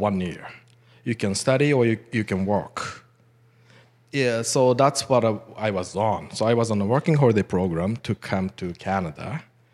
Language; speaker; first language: English; non-native, fluent; Japanese